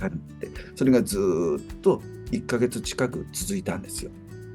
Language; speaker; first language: Japanese; native; Japanese